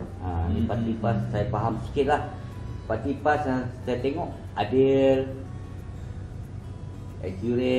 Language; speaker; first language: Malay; non-native, local second language; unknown